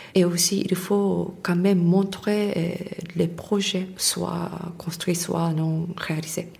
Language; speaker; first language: French; non-native, fluent; Japanese